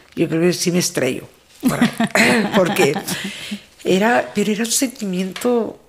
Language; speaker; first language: Spanish; native; Spanish